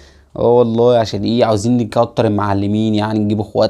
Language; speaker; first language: Arabic; native; Arabic